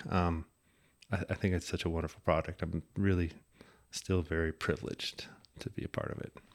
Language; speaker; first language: English; native; English